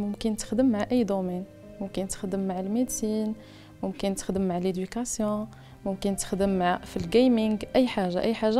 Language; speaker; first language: Arabic; native; Arabic